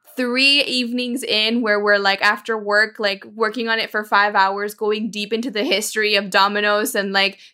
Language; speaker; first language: English; early bilingual, other home language; Spanish